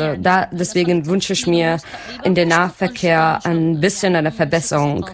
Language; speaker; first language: German; non-native, learner; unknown